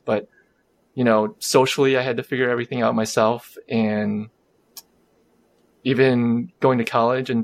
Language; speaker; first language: English; native; English